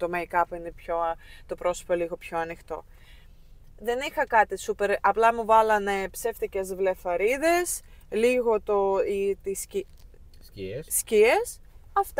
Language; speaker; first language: Greek; non-native, fluent; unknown